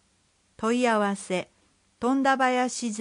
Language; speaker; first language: Japanese; native; Japanese